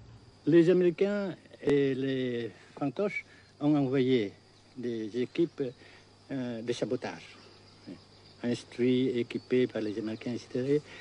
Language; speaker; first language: French; non-native, fluent; Vietnamese